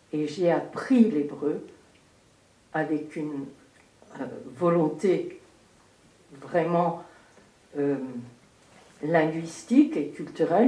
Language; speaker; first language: French; early bilingual, heritage; French